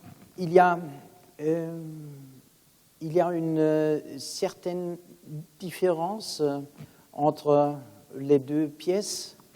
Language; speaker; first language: French; non-native, fluent; German